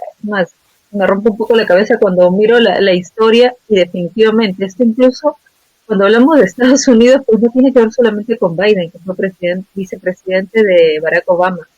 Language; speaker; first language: Spanish; native; Spanish